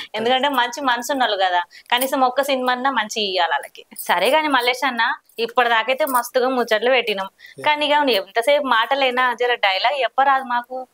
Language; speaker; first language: Telugu; native; Telugu